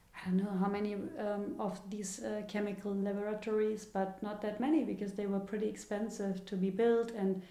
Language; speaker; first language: English; non-native, fluent; German